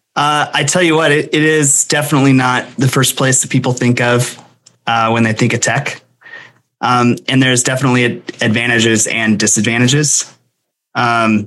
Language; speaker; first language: English; native; English